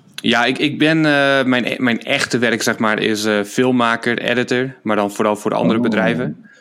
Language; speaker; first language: Dutch; native; Dutch